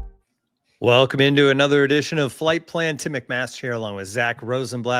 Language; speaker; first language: English; native; English